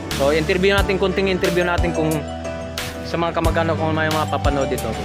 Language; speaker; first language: Filipino; native; Filipino